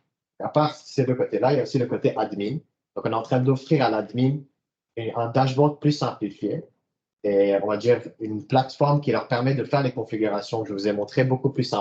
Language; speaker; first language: French; native; French